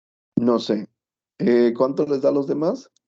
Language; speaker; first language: Spanish; native; Spanish